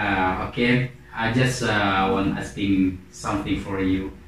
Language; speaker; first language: English; non-native, learner; Indonesian